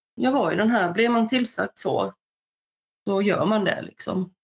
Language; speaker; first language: Swedish; early bilingual, other home language; Bosnian